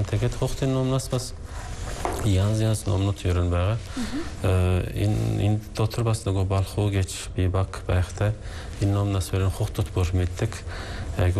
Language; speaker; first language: Mongolian; non-native, fluent; Turkish